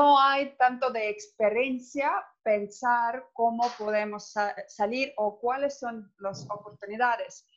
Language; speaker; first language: Spanish; non-native, fluent; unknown